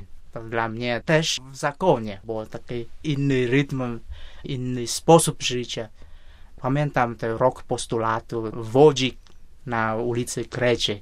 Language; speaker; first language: Polish; non-native, fluent; Vietnamese